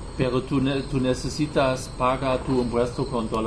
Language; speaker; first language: Spanish; non-native, learner; German